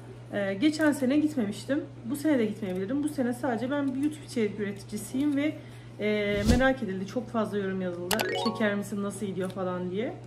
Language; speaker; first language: Turkish; native; Turkish